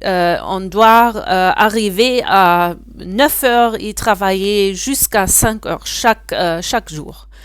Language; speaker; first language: French; non-native, learner; German